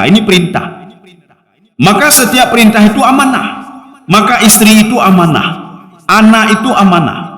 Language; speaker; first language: Indonesian; native; Indonesian